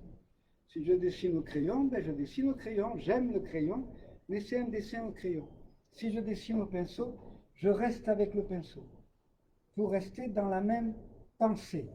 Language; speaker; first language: French; native; French